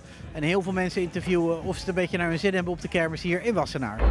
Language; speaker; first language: Dutch; native; Dutch